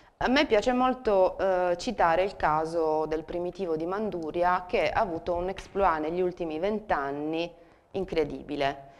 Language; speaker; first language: Italian; native; Italian